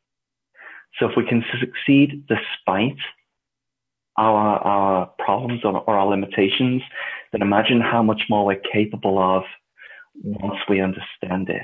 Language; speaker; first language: English; native; English